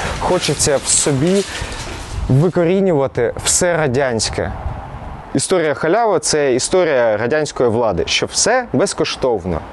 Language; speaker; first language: Ukrainian; non-native, local second language; Russian